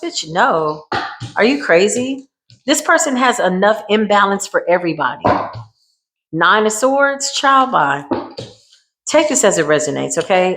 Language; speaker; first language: English; native; English